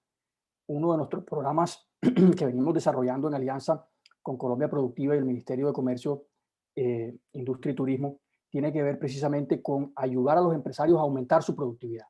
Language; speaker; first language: Spanish; native; Spanish